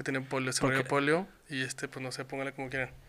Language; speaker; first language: Spanish; native; Spanish